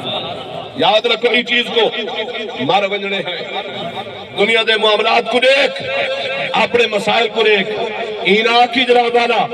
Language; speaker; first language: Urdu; non-native, local second language; Saraiki